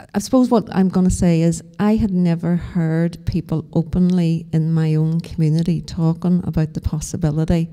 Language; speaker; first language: English; native; English